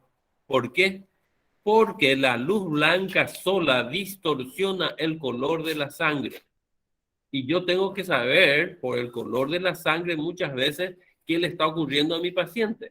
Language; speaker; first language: Spanish; native; Spanish